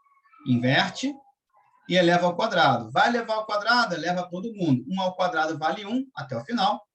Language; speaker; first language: Portuguese; native; Portuguese